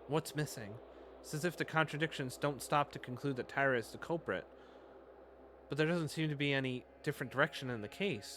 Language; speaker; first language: English; native; English